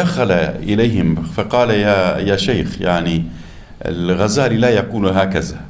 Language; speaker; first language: Arabic; non-native, fluent; Turkish